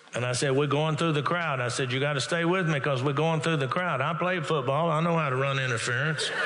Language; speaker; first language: English; native; English